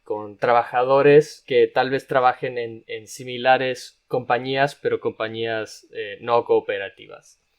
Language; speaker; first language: Spanish; non-native, fluent; English